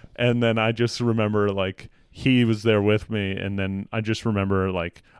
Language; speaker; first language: English; native; English